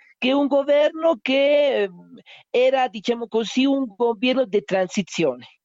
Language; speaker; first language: Italian; non-native, learner; Spanish